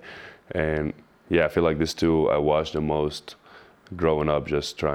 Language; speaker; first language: English; non-native, fluent; Arabic